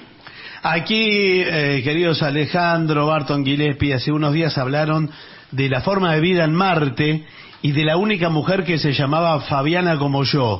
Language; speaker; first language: Spanish; native; Spanish